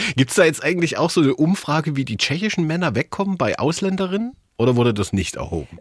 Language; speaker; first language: German; native; German